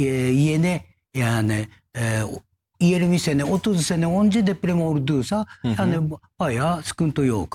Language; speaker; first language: Turkish; non-native, learner; Japanese